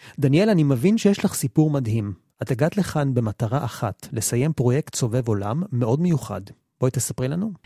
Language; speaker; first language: Hebrew; native; Hebrew